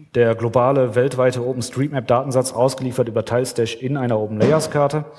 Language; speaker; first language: German; native; German